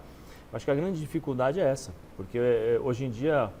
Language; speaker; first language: Portuguese; native; Portuguese